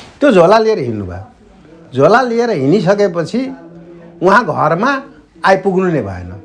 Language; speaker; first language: Nepali; non-native, local second language; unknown